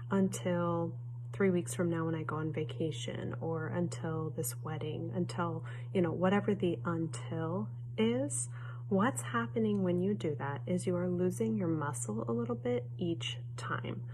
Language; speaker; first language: English; native; English